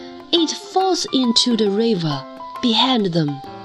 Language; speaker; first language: English; non-native, fluent; Chinese